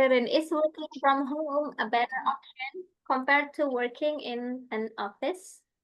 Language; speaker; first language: English; non-native, fluent; Indonesian